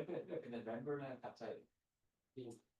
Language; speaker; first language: Korean; non-native, learner; English